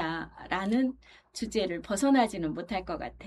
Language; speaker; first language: Korean; native; Korean